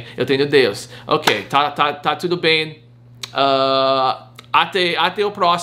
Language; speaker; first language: Portuguese; non-native, fluent; English